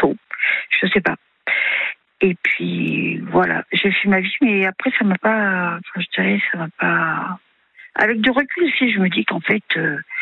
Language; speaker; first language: French; native; French